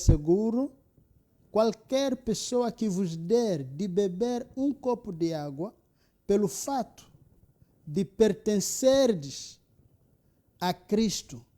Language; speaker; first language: Portuguese; non-native, local second language; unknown